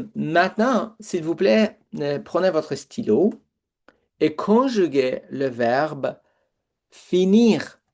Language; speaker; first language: French; non-native, fluent; Persian